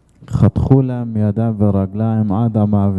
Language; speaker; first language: Hebrew; non-native, fluent; Arabic